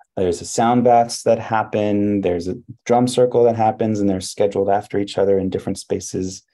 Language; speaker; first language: English; early bilingual, other home language; Hebrew